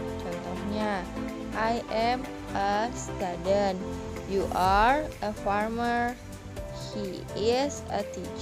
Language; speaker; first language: English; non-native, fluent; Indonesian